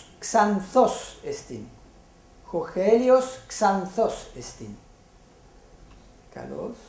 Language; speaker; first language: Greek; non-native, fluent; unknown